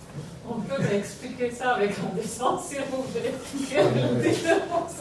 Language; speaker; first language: French; non-native, fluent; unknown